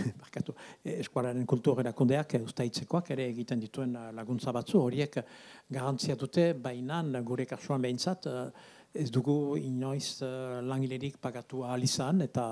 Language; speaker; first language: Basque; native; Basque